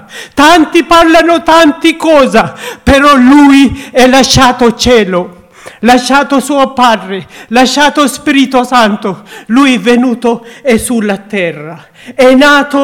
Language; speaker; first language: Italian; non-native, learner; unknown